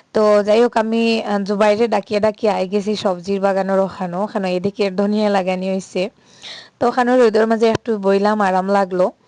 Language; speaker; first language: Bangla; native; Bangla